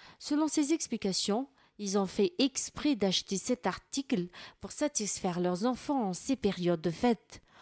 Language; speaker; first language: French; non-native, local second language; Malagasy